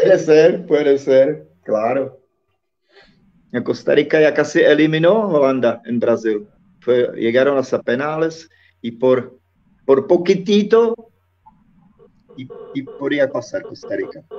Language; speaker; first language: Spanish; non-native, fluent; Czech